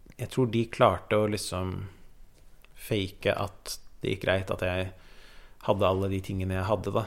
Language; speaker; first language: Norwegian; early bilingual, other home language; Persian